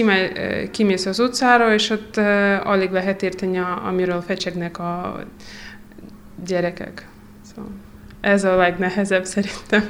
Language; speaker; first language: Hungarian; non-native, fluent; Russian